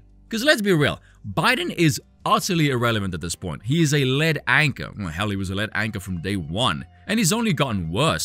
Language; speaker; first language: English; native; English